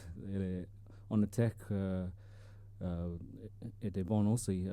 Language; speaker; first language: French; non-native, learner; English